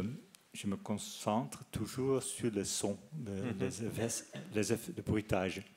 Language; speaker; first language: French; non-native, fluent; Dutch